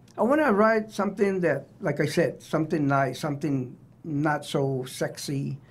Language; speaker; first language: English; native; English